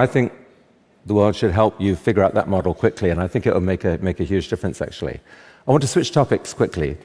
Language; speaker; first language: English; native; English